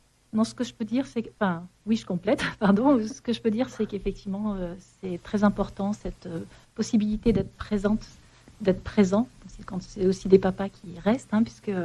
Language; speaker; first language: French; native; French